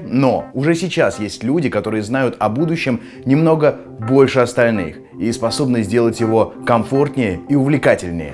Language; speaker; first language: Russian; native; Russian